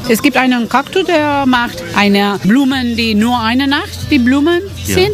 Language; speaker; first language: German; non-native, learner; Catalan